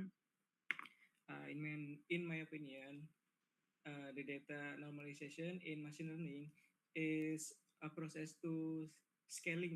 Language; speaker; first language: English; non-native, learner; Indonesian